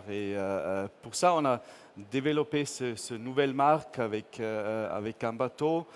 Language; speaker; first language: French; non-native, fluent; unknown